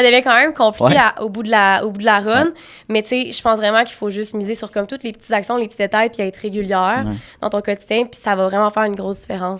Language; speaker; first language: French; native; French